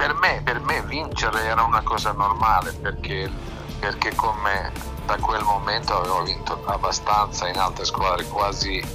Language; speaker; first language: Italian; non-native, fluent; Serbian